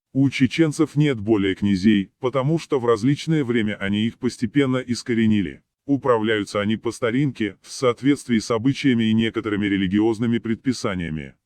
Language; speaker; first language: Russian; non-native, local second language; Chechen